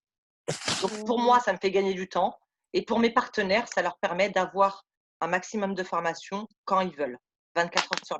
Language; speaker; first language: French; native; French